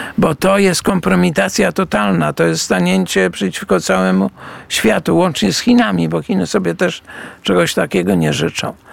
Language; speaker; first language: Polish; native; Polish